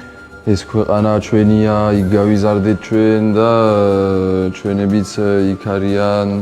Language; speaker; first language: Georgian; early bilingual, heritage; Georgian